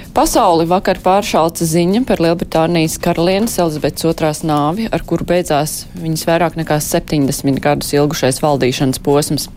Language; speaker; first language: Latvian; native; Latvian